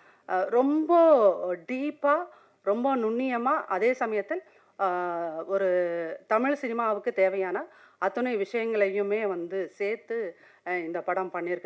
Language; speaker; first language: Tamil; native; Tamil